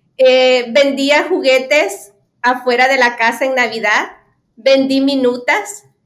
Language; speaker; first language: Spanish; native; Spanish